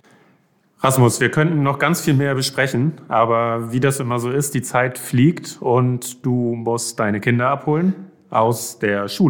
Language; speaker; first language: German; native; German